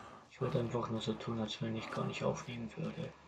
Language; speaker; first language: German; native; German